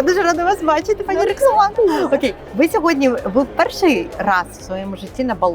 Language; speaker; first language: Ukrainian; native; Ukrainian